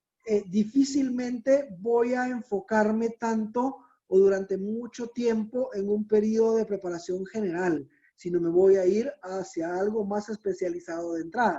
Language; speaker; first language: Spanish; native; Spanish